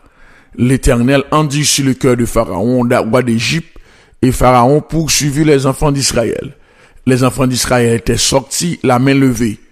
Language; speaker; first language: French; non-native, local second language; Haitian Creole